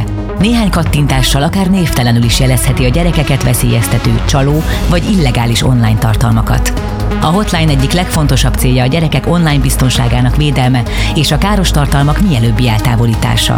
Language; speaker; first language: Hungarian; native; Hungarian